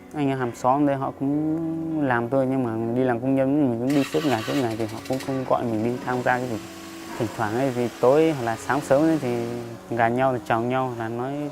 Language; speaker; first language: Vietnamese; non-native, local second language; Hmong